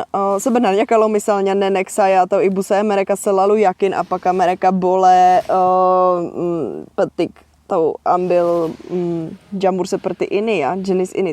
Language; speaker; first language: Indonesian; non-native, fluent; Czech